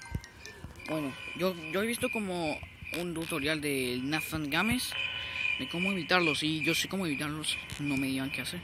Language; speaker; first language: Spanish; native; Spanish